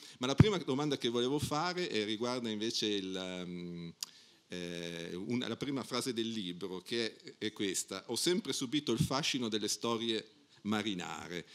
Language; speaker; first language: Italian; native; Italian